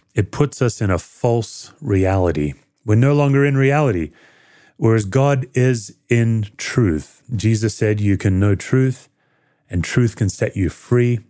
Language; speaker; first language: English; native; English